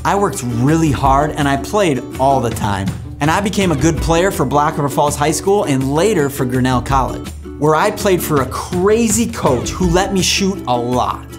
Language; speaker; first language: English; native; English